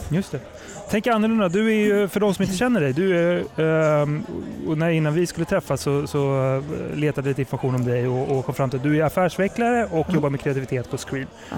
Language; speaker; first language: Swedish; native; Swedish